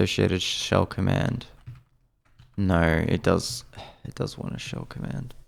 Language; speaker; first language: English; native; English